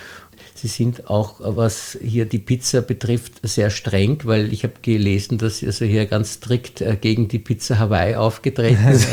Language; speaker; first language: German; native; German